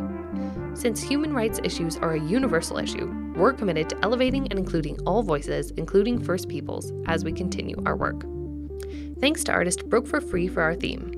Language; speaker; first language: English; native; English